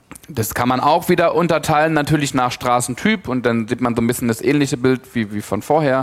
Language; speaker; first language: German; native; German